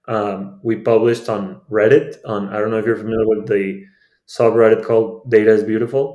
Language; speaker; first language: English; non-native, fluent; Spanish